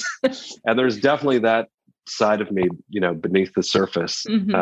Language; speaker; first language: English; native; English